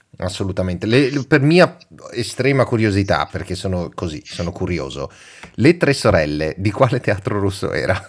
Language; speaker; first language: Italian; native; Italian